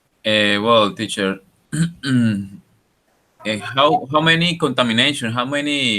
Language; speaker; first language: English; non-native, learner; Spanish